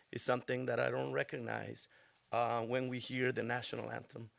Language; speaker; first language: English; early bilingual, other home language; Spanish